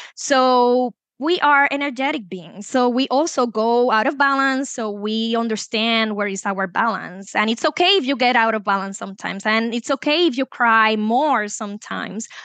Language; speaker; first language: English; non-native, fluent; Spanish